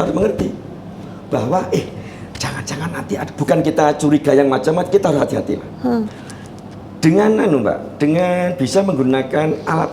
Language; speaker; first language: Indonesian; native; Indonesian